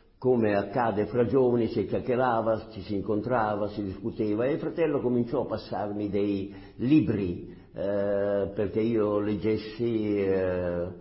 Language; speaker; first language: Italian; native; Italian